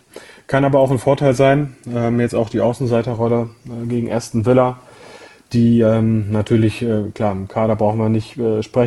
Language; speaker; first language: German; native; German